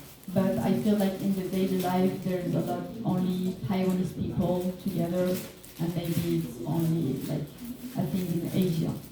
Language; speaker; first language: English; non-native, fluent; French